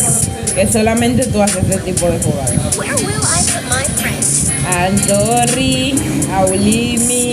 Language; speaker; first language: Spanish; native; Spanish